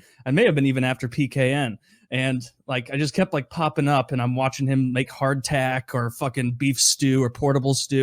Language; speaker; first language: English; native; English